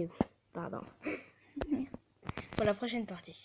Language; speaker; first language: French; native; French